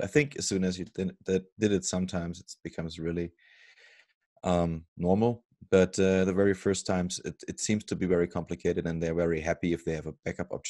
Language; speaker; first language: English; non-native, fluent; German